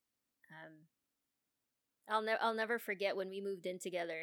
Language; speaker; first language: English; non-native, local second language; Filipino